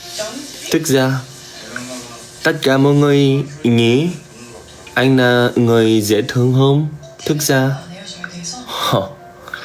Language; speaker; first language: Vietnamese; non-native, learner; Korean